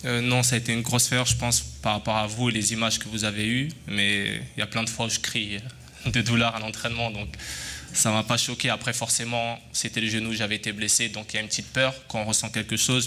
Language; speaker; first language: French; native; French